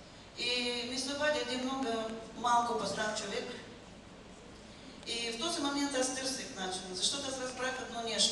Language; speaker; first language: Bulgarian; non-native, learner; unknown